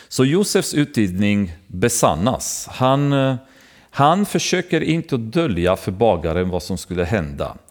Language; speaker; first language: Swedish; non-native, fluent; Romanian